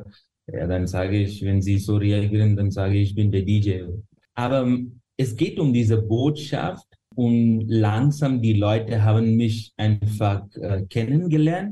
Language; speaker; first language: German; non-native, fluent; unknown